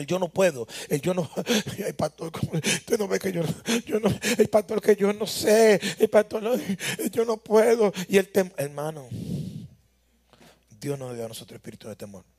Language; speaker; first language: Spanish; native; Spanish